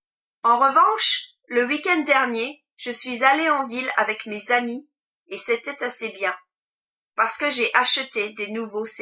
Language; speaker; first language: French; non-native, learner; English